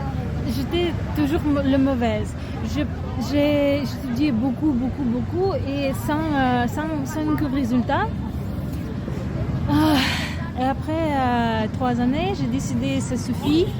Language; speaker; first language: French; non-native, learner; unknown